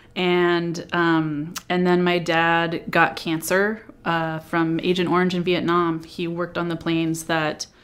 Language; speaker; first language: English; native; English